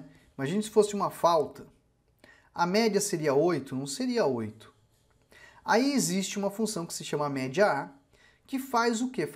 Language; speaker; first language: Portuguese; native; Portuguese